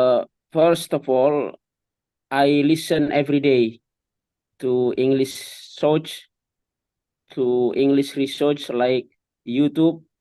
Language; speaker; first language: English; non-native, learner; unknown